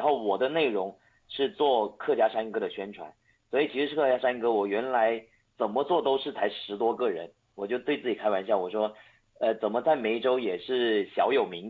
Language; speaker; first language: Chinese; non-native, local second language; Hakka Chinese